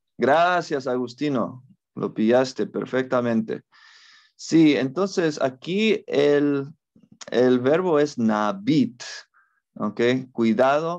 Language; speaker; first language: Spanish; non-native, fluent; English